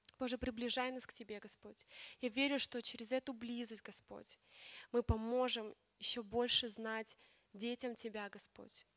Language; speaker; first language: Russian; native; Russian